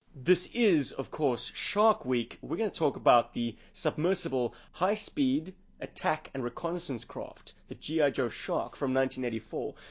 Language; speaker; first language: English; native; English